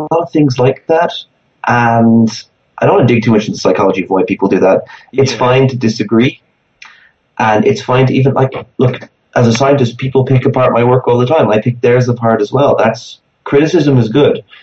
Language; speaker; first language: English; native; English